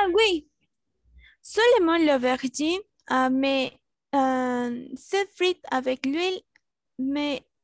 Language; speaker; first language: French; non-native, learner; Spanish